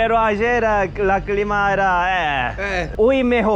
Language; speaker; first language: Spanish; non-native, learner; Korean